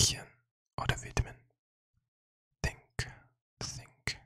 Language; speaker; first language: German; non-native, learner; English